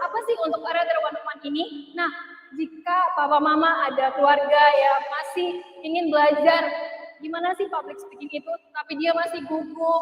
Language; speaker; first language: Indonesian; native; Indonesian